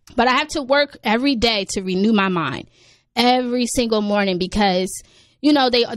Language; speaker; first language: English; native; English